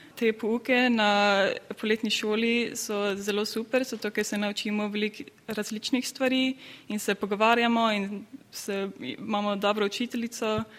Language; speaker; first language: Slovenian; early bilingual, heritage; Slovenian